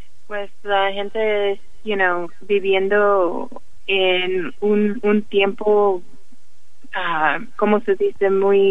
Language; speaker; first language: Spanish; early bilingual, heritage; English